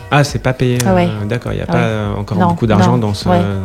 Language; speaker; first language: French; native; French